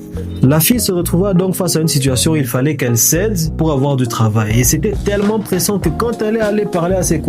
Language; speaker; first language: French; native; French